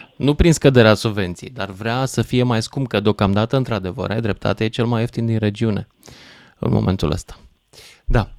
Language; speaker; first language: Romanian; native; Romanian